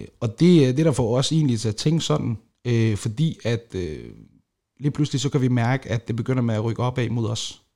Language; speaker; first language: Danish; early bilingual, other home language; Kurdish